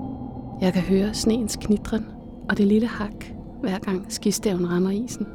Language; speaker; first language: Danish; native; Danish